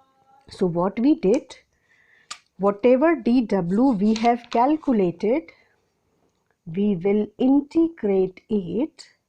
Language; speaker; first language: English; non-native, local second language; Hindi